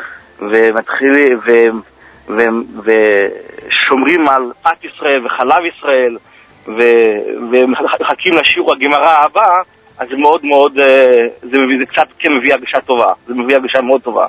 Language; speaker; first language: Hebrew; early bilingual, heritage; Hebrew